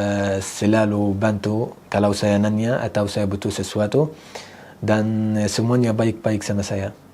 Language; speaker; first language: Indonesian; non-native, fluent; Arabic